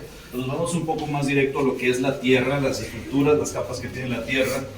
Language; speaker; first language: Spanish; native; Spanish